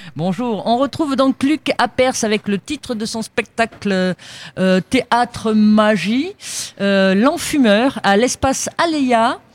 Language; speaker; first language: French; native; French